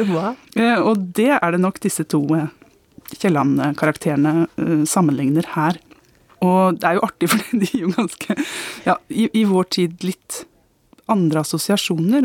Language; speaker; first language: Norwegian; native; Norwegian